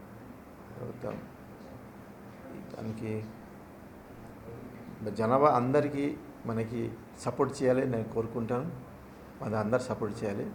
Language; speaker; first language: Telugu; non-native, local second language; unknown